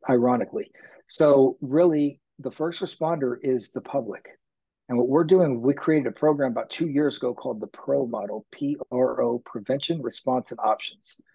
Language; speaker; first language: English; native; English